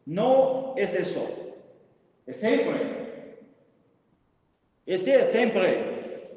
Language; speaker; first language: Portuguese; non-native, fluent; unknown